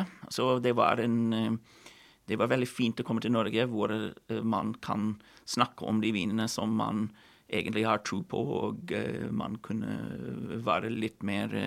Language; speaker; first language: Norwegian; non-native, fluent; English